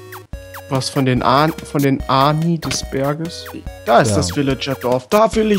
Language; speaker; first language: German; native; German